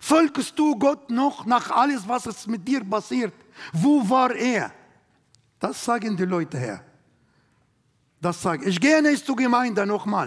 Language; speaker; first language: German; non-native, learner; Arabic